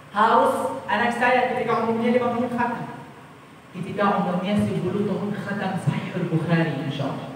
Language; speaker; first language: Indonesian; non-native, fluent; Arabic